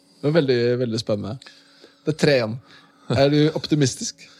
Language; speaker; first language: Norwegian; native; Norwegian